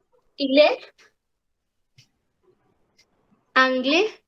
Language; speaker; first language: French; non-native, learner; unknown